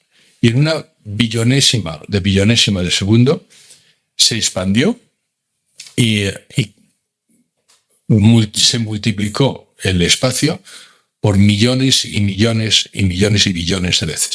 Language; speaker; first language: Spanish; native; Spanish